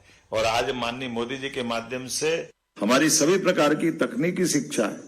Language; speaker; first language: Hindi; native; Hindi